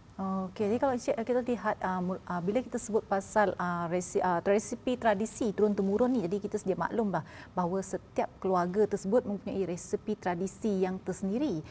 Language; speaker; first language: Malay; native; Malay